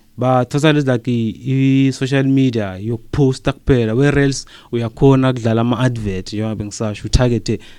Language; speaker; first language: Zulu; non-native, local second language; Swati